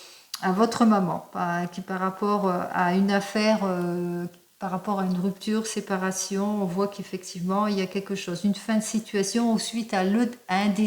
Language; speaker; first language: French; native; French